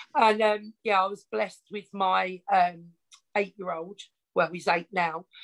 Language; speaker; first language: English; native; English